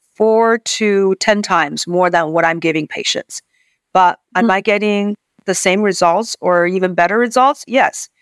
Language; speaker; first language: English; non-native, fluent; Chinese